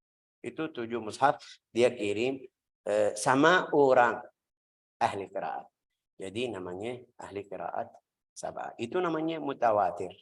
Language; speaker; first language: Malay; non-native, fluent; Arabic